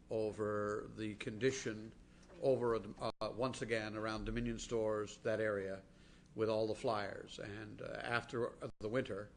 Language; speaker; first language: English; native; English